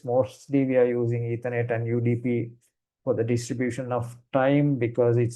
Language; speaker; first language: English; non-native, fluent; Sinhala